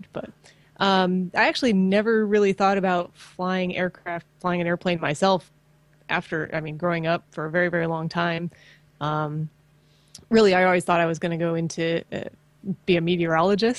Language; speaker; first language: English; native; English